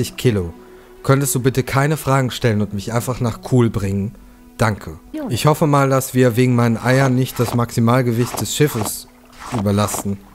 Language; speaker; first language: German; native; German